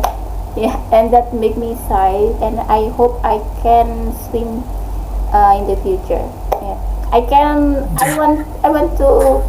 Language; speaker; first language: English; non-native, learner; Indonesian